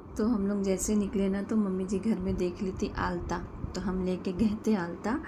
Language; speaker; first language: Hindi; native; Hindi